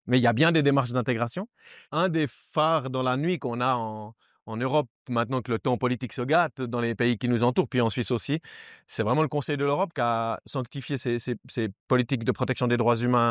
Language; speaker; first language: French; native; French